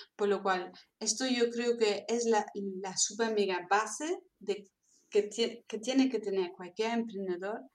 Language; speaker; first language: Spanish; non-native, fluent; German